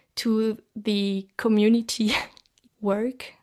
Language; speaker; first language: English; non-native, fluent; French